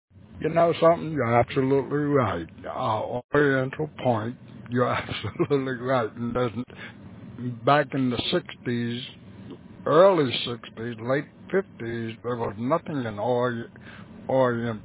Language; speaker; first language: English; native; English